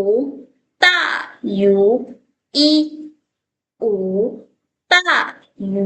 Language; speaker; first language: Chinese; non-native, fluent; Lao